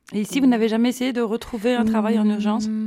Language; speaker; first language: French; native; French